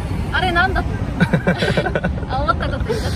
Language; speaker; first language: Japanese; native; Japanese